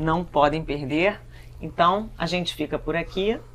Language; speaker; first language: Portuguese; native; Portuguese